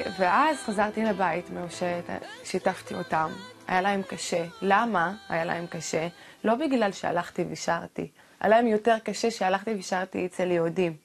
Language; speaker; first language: Hebrew; non-native, local second language; Arabic